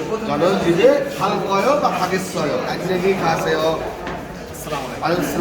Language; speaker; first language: Korean; non-native, learner; Bangla